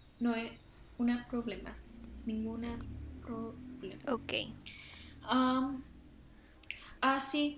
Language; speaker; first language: Spanish; early bilingual, heritage; Spanish